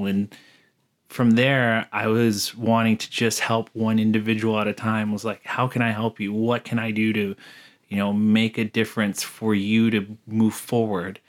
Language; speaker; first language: English; native; English